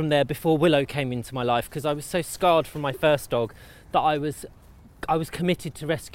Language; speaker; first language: English; native; English